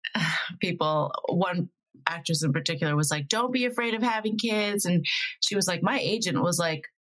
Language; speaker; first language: English; native; English